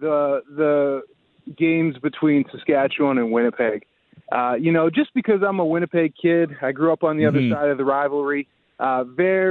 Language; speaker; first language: English; native; English